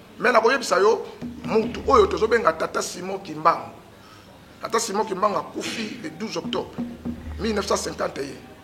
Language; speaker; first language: Lingala; non-native, local second language; Kongo